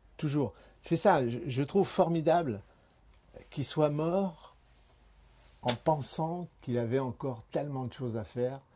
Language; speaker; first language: French; early bilingual, other home language; Spanish